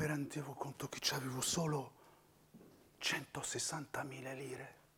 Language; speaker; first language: Italian; non-native, fluent; Arabic